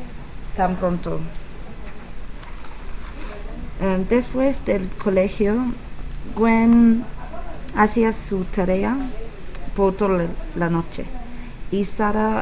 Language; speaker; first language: Spanish; non-native, learner; English